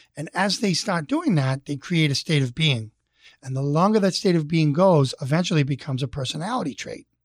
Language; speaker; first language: English; native; English